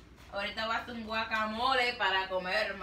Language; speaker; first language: Spanish; native; Spanish